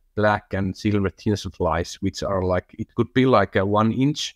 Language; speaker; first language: English; non-native, fluent; Finnish